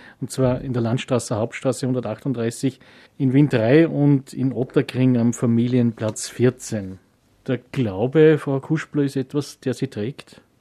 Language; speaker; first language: German; native; German